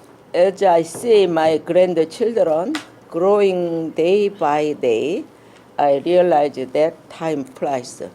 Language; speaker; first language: English; non-native, learner; Korean